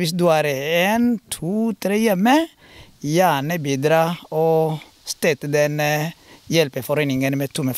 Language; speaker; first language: Norwegian; non-native, learner; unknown